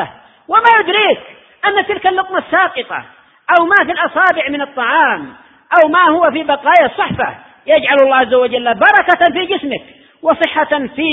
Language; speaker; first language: Arabic; native; Arabic